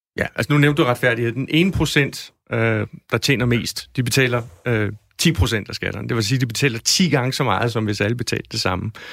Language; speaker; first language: Danish; native; Danish